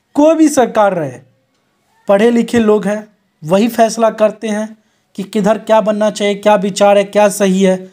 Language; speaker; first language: Hindi; native; Hindi